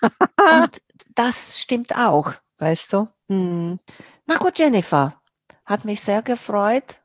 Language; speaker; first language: German; non-native, fluent; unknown